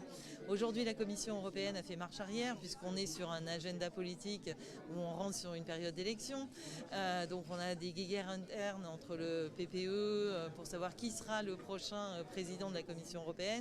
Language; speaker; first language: French; native; French